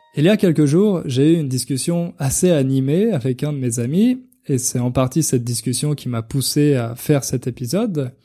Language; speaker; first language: French; native; French